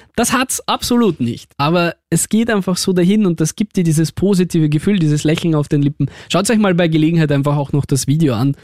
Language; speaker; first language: German; early bilingual, other home language; Russian